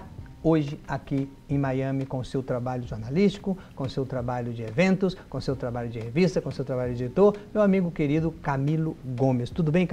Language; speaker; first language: Portuguese; native; Portuguese